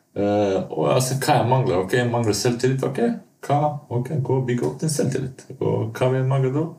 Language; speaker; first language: Norwegian; non-native, fluent; Bosnian